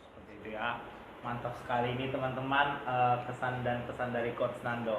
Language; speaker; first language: Indonesian; native; Indonesian